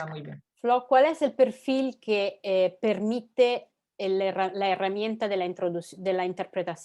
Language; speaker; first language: Spanish; non-native, fluent; Italian